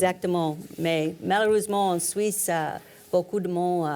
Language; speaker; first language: French; non-native, learner; English